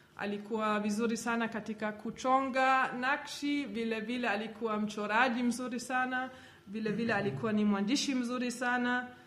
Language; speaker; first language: Swahili; non-native, fluent; German